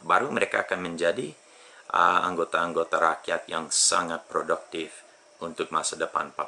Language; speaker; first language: Indonesian; non-native, fluent; English